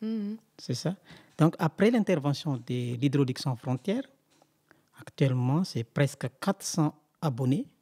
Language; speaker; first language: French; non-native, local second language; Malagasy